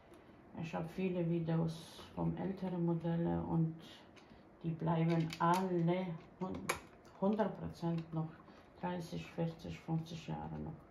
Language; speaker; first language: German; non-native, learner; Bosnian